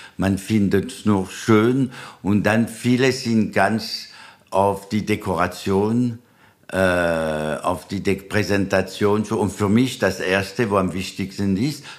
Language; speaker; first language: German; non-native, local second language; French